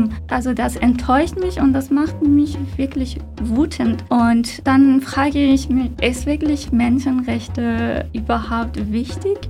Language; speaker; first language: German; non-native, fluent; Persian